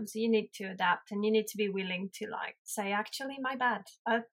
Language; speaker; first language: English; non-native, fluent; French